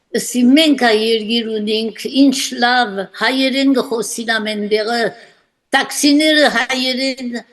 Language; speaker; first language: Armenian; early bilingual, heritage; Armenian